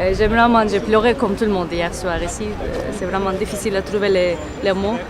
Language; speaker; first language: French; non-native, fluent; Turkish